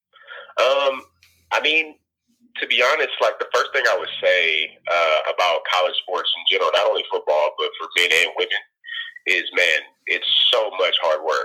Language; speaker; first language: English; native; English